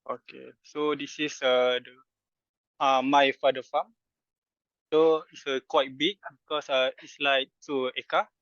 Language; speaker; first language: English; non-native, fluent; Malay